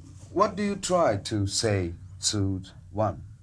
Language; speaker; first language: English; non-native, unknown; Japanese